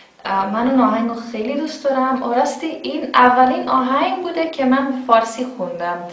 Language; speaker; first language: Persian; non-native, fluent; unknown